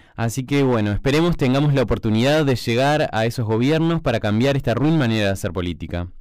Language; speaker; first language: Spanish; native; Spanish